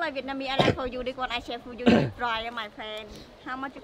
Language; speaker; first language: English; non-native, learner; Vietnamese